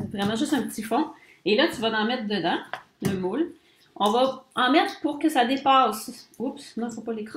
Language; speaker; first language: French; native; French